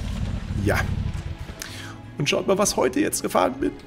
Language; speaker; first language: German; native; German